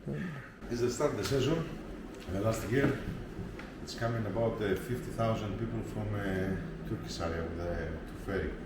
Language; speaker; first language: English; non-native, learner; Greek